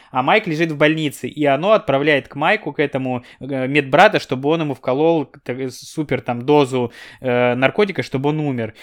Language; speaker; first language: Russian; native; Russian